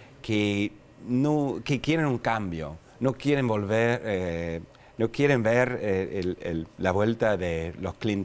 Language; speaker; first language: Spanish; non-native, fluent; English